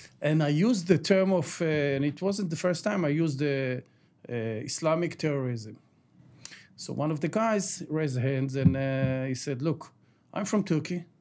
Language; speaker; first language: English; non-native, fluent; Ladino